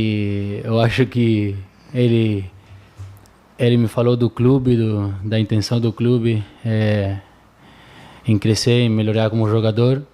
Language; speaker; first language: Portuguese; non-native, learner; Spanish